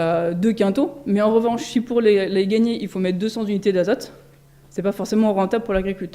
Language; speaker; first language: French; native; French